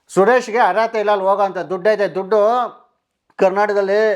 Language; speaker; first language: Kannada; native; Kannada